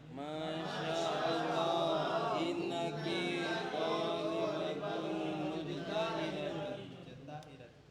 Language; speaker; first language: Arabic; non-native, learner; Indonesian